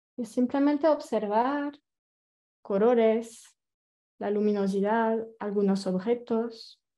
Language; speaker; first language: Spanish; non-native, fluent; French